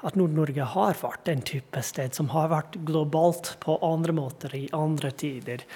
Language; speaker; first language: Norwegian; non-native, fluent; English